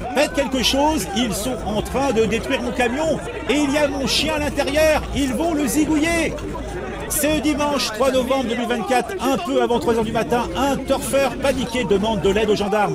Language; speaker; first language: French; native; French